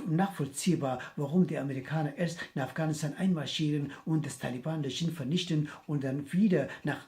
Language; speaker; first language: German; non-native, fluent; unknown